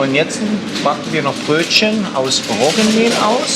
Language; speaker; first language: German; native; German